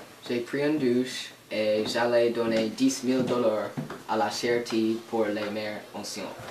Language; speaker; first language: French; non-native, learner; English